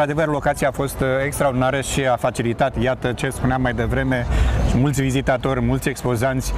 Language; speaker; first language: Romanian; native; Romanian